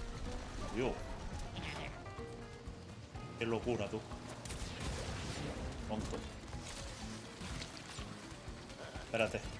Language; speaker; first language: Spanish; native; Spanish